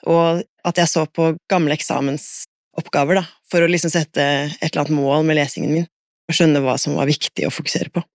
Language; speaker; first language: Norwegian; native; Norwegian